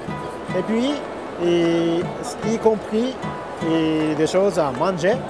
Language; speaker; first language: French; non-native, learner; Japanese